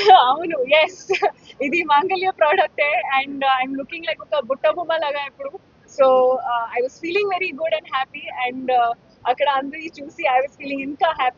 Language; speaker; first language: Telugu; non-native, fluent; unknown